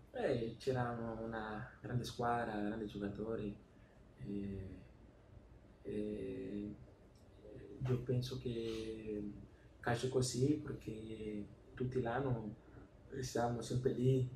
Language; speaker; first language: Italian; non-native, learner; Spanish